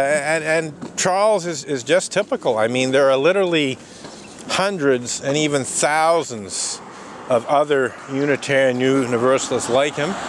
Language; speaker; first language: English; native; English